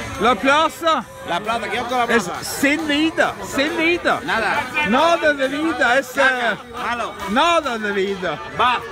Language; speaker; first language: Spanish; non-native, learner; Norwegian